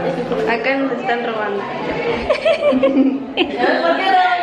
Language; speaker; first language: Spanish; early bilingual, heritage; Spanish